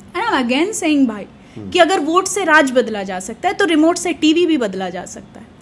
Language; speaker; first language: Hindi; native; Hindi